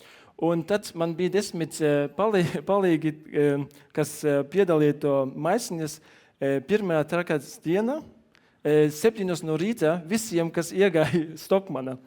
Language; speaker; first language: Latvian; non-native, learner; German